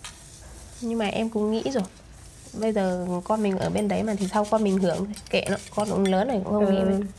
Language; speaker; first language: Vietnamese; native; Vietnamese